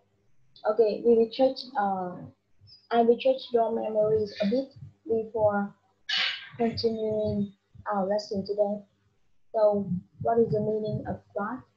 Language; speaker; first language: English; non-native, learner; Vietnamese